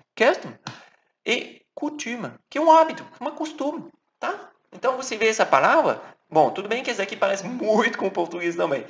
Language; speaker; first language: Portuguese; non-native, fluent; French